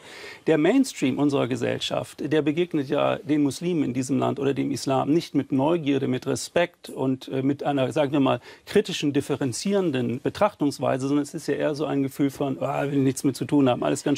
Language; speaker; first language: German; native; German